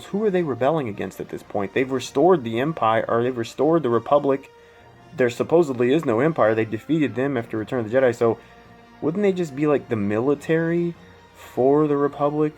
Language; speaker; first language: English; native; English